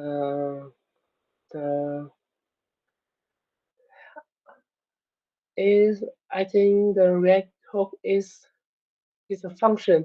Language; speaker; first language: English; non-native, learner; Vietnamese